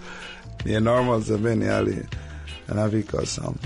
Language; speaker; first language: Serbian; non-native, learner; English